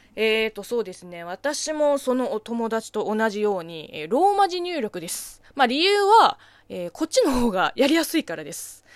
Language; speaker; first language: Japanese; non-native, fluent; Chinese